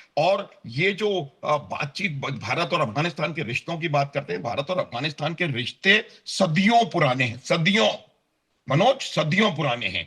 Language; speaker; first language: Hindi; native; Hindi